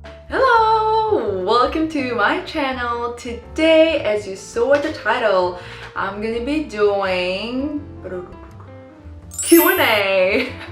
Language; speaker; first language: English; non-native, fluent; Korean